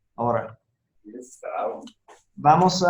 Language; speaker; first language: Spanish; non-native, fluent; English